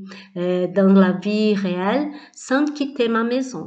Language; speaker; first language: French; non-native, learner; Portuguese